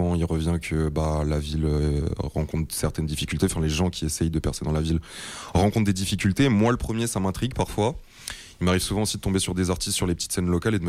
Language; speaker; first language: French; native; French